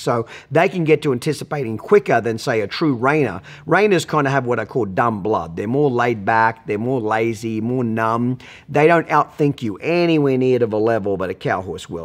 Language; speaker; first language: English; native; English